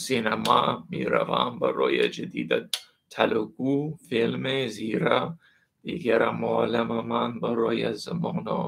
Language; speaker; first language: Persian; non-native, learner; English